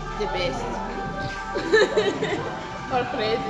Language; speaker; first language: English; non-native, learner; Malagasy